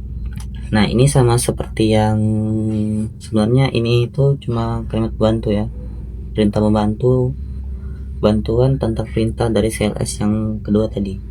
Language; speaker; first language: Indonesian; native; Indonesian